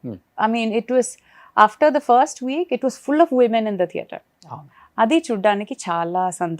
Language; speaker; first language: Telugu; non-native, learner; Malayalam